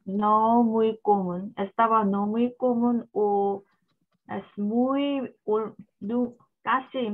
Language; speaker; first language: Spanish; non-native, learner; Korean